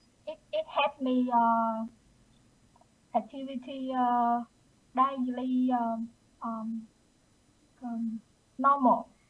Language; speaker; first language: English; non-native, learner; Vietnamese